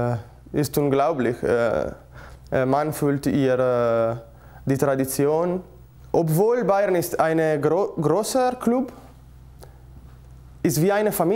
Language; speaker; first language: German; non-native, learner; Italian